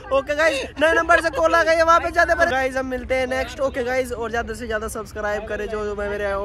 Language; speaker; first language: Hindi; native; Hindi